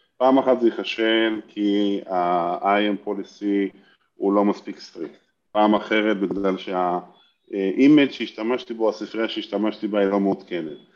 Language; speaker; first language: Hebrew; native; Hebrew